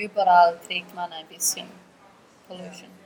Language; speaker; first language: German; early bilingual, heritage; German